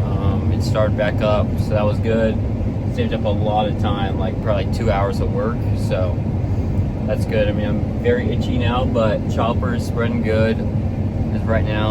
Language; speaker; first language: English; native; English